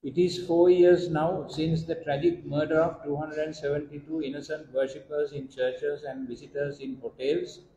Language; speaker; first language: English; non-native, local second language; Sinhala